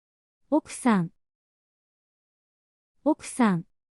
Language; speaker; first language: Japanese; native; Japanese